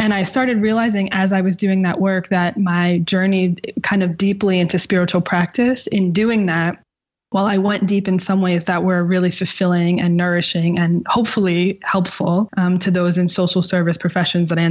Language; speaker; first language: English; native; English